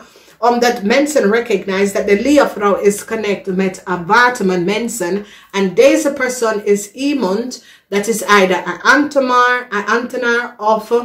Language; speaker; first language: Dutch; non-native, learner; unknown